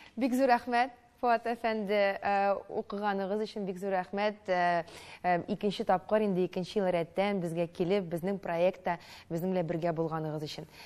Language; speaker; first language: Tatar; native; Tatar